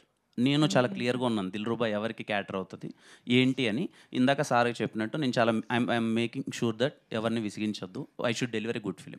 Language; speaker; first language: Telugu; native; Telugu